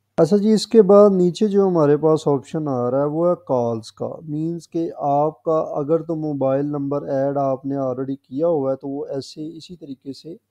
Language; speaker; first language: Urdu; non-native, local second language; Punjabi